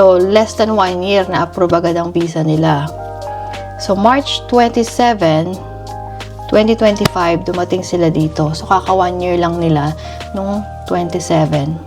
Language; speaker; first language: Filipino; native; Filipino